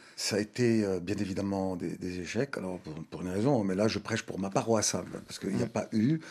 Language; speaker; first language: French; non-native, local second language; Arabic